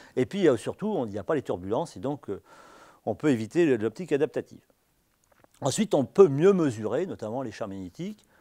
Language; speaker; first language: French; native; French